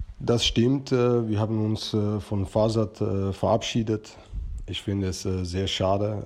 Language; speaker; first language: German; non-native, fluent; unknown